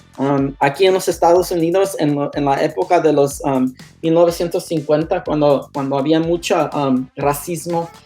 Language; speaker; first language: Spanish; early bilingual, heritage; Spanish